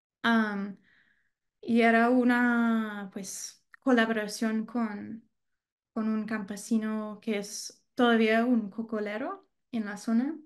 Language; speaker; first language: Spanish; non-native, learner; English